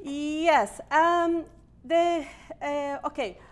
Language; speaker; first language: English; non-native, learner; Spanish